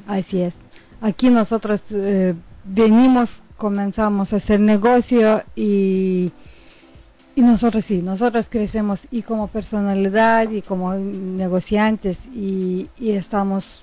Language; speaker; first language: Spanish; non-native, learner; Lithuanian